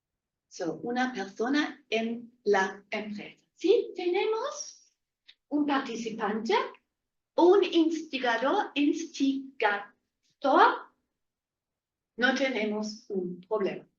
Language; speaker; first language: Spanish; non-native, fluent; German